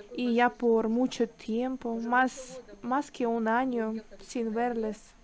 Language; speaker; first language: Spanish; non-native, fluent; Ukrainian